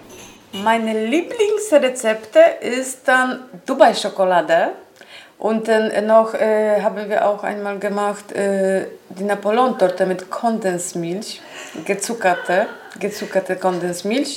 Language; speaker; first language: German; non-native, learner; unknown